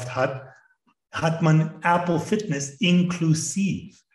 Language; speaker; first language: German; non-native, fluent; English